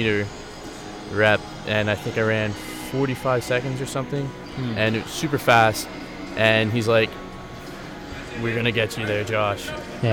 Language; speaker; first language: English; native; English